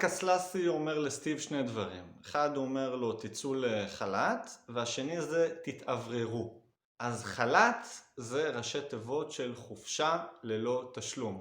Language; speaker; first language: Hebrew; native; Hebrew